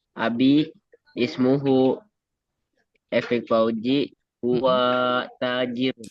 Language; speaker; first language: Arabic; non-native, learner; Indonesian